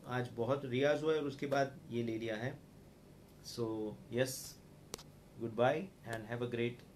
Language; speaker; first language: Hindi; non-native, local second language; Gujarati